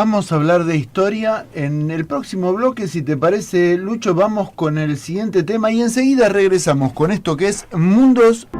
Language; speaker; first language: Spanish; native; Spanish